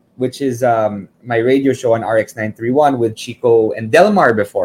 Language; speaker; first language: English; early bilingual, other home language; Filipino